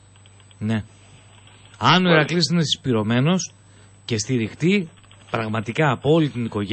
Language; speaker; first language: Greek; native; Greek